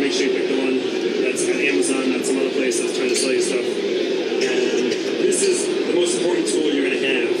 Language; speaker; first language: English; native; English